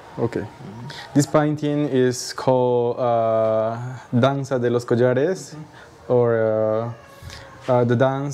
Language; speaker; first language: English; non-native, learner; Spanish